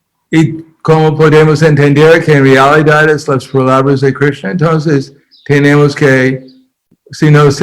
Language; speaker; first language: Spanish; non-native, fluent; English